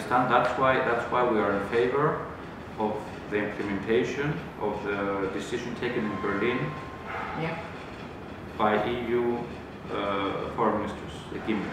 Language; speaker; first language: English; non-native, fluent; Greek